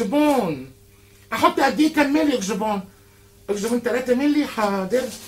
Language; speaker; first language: Arabic; native; Arabic